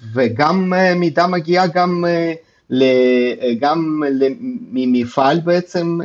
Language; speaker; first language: Hebrew; non-native, fluent; Russian